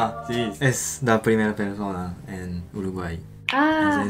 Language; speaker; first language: Spanish; non-native, learner; Japanese